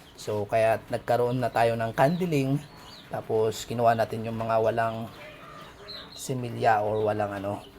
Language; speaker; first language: Filipino; non-native, local second language; Aklanon